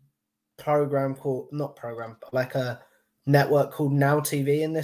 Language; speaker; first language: English; native; English